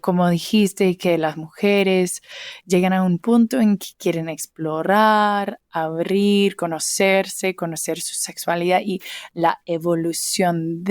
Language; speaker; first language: Spanish; early bilingual, heritage; English